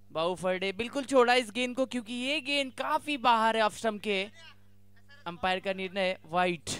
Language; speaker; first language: Hindi; non-native, local second language; Marathi